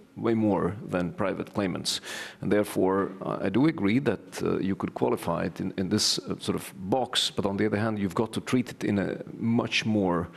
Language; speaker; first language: English; non-native, fluent; Latvian